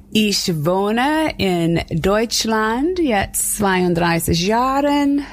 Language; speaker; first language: German; non-native, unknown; English